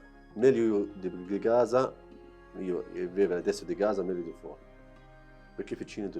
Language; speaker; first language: Italian; non-native, learner; Arabic